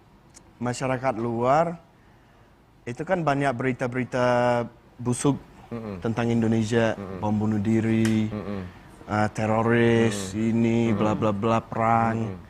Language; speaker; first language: Indonesian; non-native, fluent; English